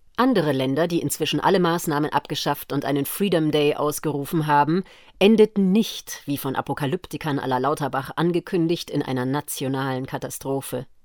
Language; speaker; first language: German; native; German